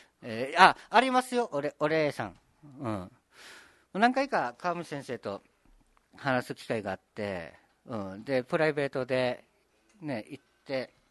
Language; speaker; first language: Japanese; native; Japanese